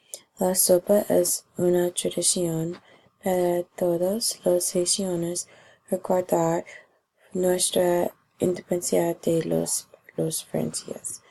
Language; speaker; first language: Spanish; non-native, learner; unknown